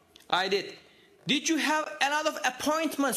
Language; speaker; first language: English; non-native, fluent; Turkish